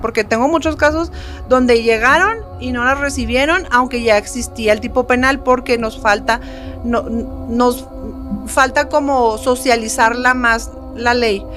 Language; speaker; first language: Spanish; native; Spanish